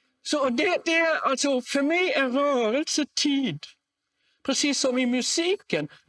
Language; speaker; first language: Swedish; non-native, fluent; German